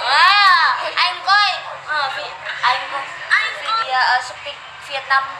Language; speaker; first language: Vietnamese; non-native, learner; Indonesian